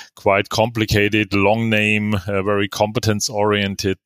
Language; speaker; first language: English; non-native, fluent; German